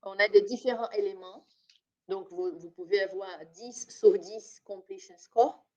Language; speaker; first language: French; non-native, fluent; Portuguese